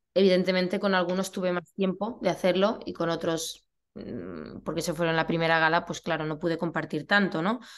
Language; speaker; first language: Spanish; native; Spanish